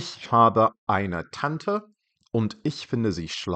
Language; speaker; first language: German; non-native, fluent; English